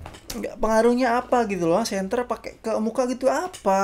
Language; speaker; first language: Indonesian; native; Indonesian